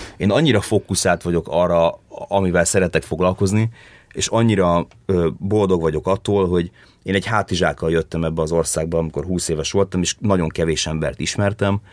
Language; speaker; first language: Hungarian; early bilingual, heritage; Hungarian